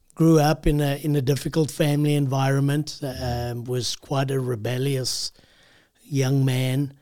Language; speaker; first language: English; native; English